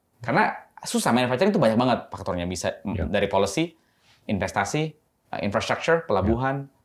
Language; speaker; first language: Indonesian; native; Indonesian